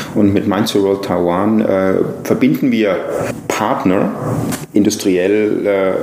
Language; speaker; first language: German; native; German